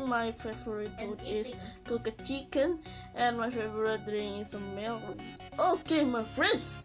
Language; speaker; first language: English; non-native, learner; Indonesian